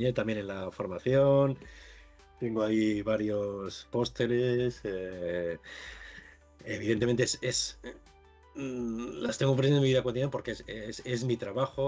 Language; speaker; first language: Spanish; native; Spanish